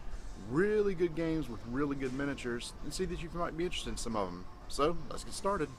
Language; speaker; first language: English; native; English